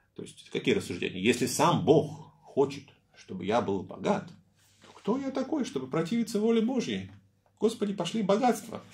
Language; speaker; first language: Russian; native; Russian